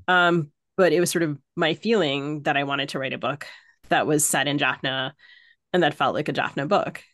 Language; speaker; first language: English; native; English